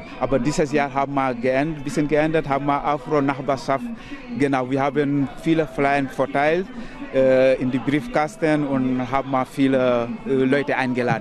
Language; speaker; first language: German; non-native, learner; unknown